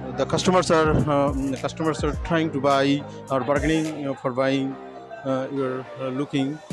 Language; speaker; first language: English; non-native, learner; Bangla